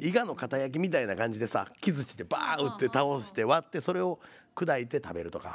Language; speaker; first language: Japanese; native; Japanese